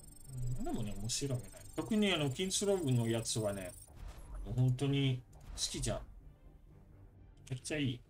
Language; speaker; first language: Japanese; non-native, fluent; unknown